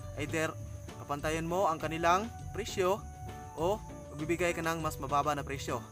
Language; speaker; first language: Filipino; non-native, local second language; Cebuano